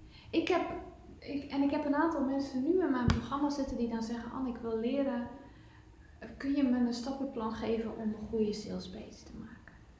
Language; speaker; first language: Dutch; native; Dutch